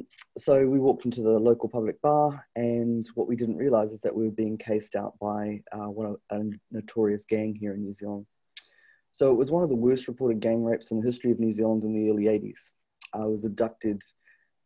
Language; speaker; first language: English; native; English